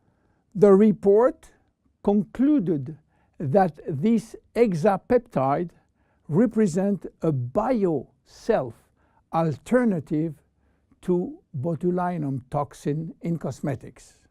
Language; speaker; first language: English; non-native, fluent; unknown